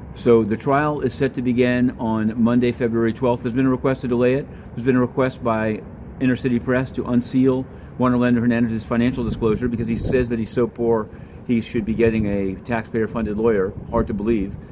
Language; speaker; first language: English; native; English